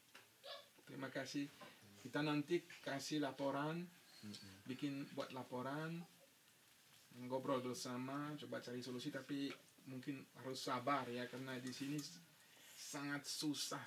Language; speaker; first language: Indonesian; non-native, fluent; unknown